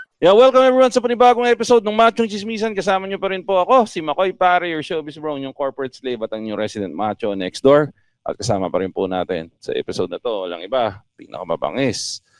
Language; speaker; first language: Filipino; native; Filipino